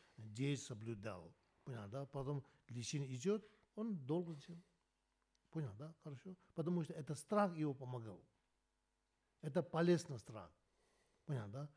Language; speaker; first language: Russian; non-native, learner; Tibetan